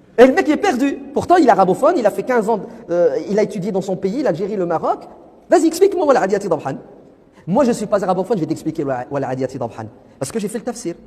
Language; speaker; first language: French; early bilingual, other home language; Kabyle